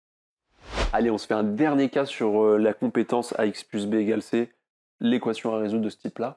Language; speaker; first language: French; native; French